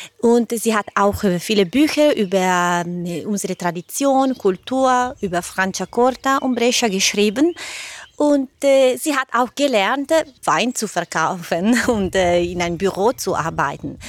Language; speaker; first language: German; non-native, learner; Italian